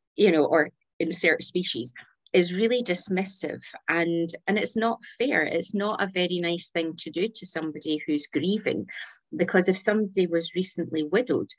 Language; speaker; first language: English; native; English